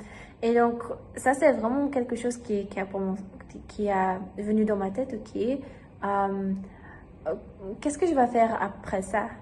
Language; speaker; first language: French; non-native, learner; German